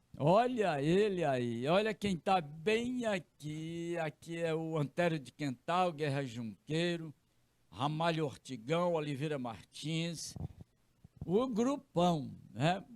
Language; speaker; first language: Portuguese; native; Portuguese